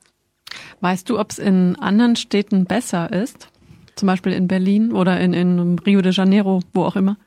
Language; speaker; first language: German; native; German